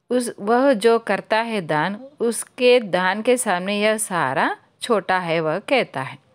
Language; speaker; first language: Hindi; non-native, local second language; Telugu